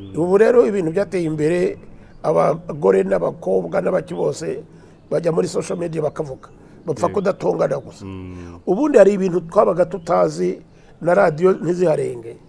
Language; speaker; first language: Kinyarwanda; early bilingual, heritage; Kinyarwanda